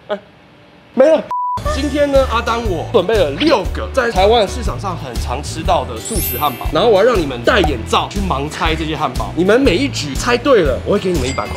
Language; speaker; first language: Chinese; native; Chinese